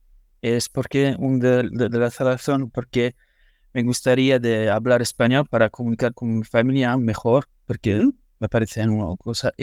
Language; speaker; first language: Spanish; non-native, learner; French